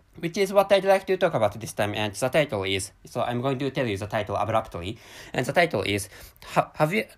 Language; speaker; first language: English; non-native, learner; Japanese